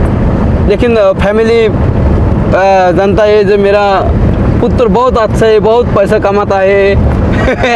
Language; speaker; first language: Hindi; non-native, learner; Bangla